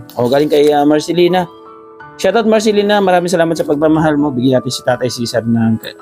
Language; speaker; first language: Filipino; non-native, local second language; Waray